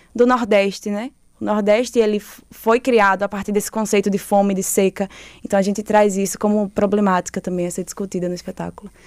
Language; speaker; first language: Portuguese; native; Portuguese